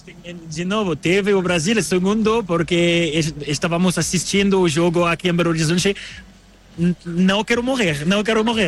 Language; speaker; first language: Portuguese; non-native, learner; French